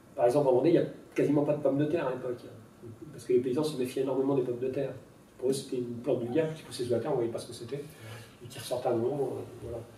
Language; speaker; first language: French; non-native, local second language; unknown